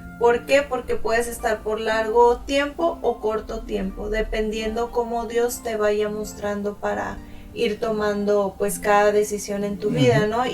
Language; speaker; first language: Spanish; native; Spanish